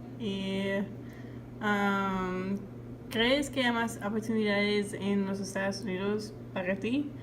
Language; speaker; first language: Spanish; non-native, learner; English